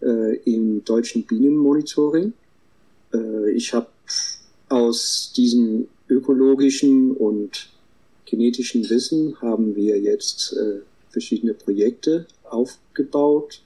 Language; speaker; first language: German; non-native, fluent; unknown